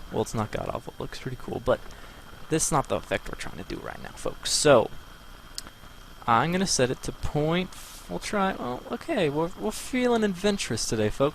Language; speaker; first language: English; native; English